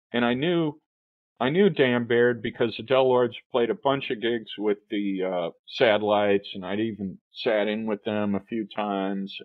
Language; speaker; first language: English; native; English